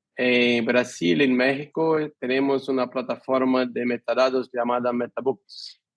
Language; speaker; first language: Spanish; non-native, fluent; Portuguese